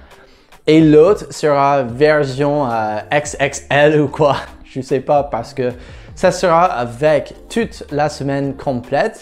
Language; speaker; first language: French; non-native, fluent; English